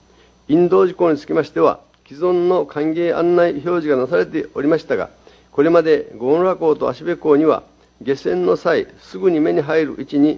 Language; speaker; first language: Japanese; native; Japanese